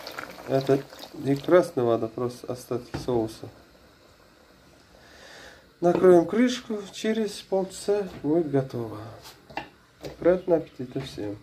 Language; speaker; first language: Russian; non-native, learner; Uzbek